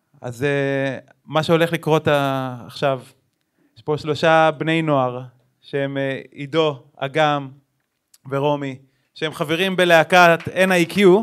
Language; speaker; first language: Hebrew; native; Hebrew